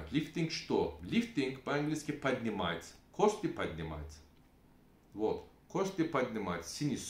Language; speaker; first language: Russian; non-native, learner; Turkish